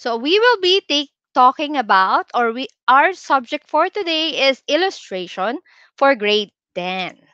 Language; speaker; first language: English; non-native, local second language; Filipino